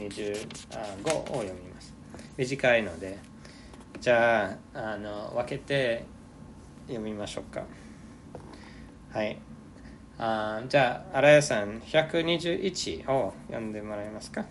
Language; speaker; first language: Japanese; non-native, fluent; English